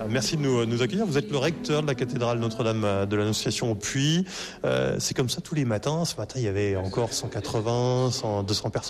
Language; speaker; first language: French; native; French